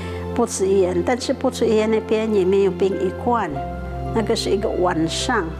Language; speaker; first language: Chinese; non-native, fluent; Filipino